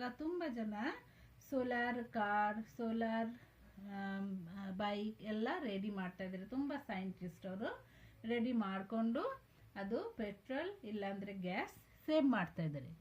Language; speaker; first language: Kannada; non-native, local second language; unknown